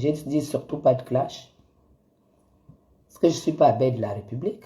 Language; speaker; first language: French; native; French